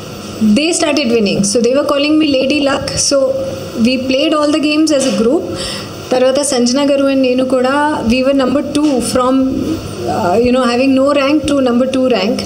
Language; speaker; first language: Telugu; non-native, learner; Hindi